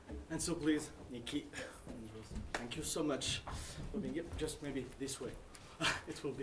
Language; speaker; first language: English; non-native, fluent; French